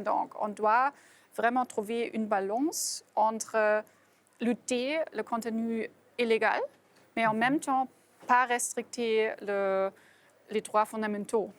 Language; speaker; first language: French; non-native, fluent; German